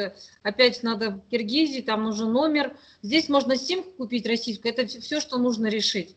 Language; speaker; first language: Russian; native; Russian